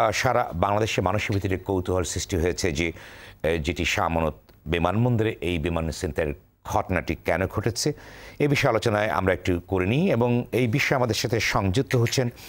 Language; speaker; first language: Bangla; native; Bangla